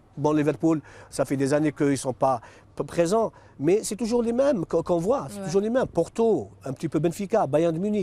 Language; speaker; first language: French; non-native, local second language; Arabic